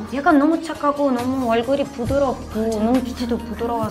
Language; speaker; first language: Korean; non-native, fluent; Ukrainian